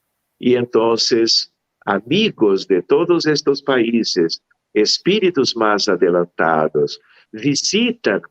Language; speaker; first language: Spanish; non-native, fluent; Portuguese